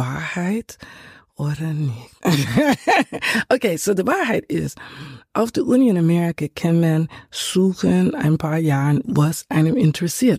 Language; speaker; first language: German; non-native, fluent; English